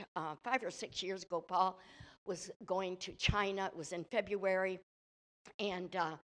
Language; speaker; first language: English; native; English